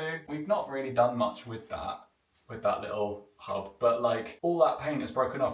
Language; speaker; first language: English; native; English